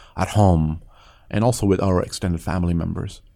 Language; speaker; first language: English; early bilingual, other home language; Persian